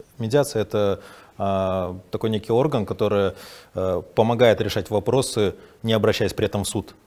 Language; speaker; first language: Russian; native; Russian